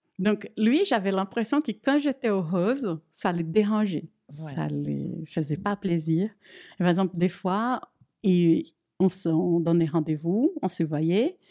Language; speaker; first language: French; non-native, fluent; Portuguese